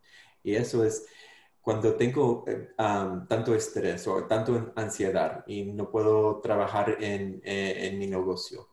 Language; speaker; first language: Spanish; non-native, fluent; English